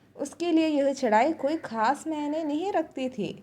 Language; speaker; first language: Hindi; non-native, local second language; Malayalam